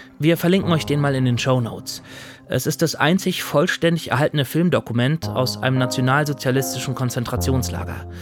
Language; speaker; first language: German; native; German